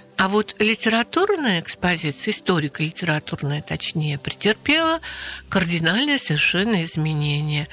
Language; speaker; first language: Russian; native; Russian